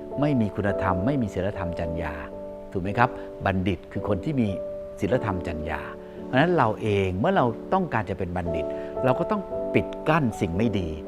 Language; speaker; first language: Thai; native; Thai